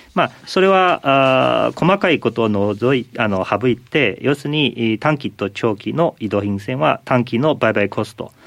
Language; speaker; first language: Japanese; non-native, fluent; Chinese